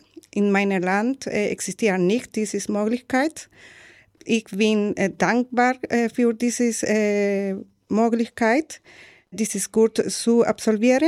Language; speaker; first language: German; non-native, learner; Spanish